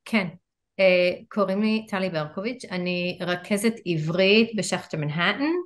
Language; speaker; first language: Hebrew; non-native, fluent; English